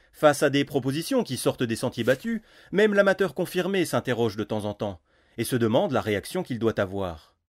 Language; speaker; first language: French; native; French